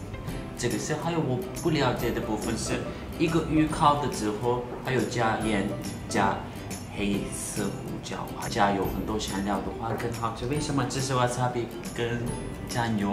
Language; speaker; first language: Chinese; non-native, fluent; Turkish